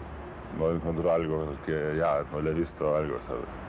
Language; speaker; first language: Spanish; non-native, learner; Lithuanian